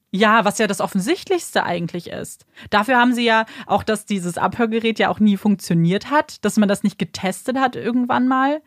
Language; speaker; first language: German; native; German